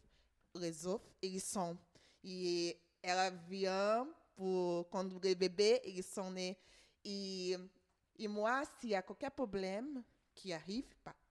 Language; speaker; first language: French; non-native, learner; Portuguese